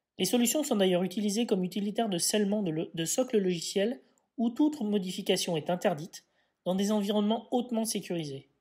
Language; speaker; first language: French; native; French